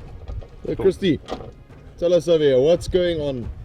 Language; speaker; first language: English; native; English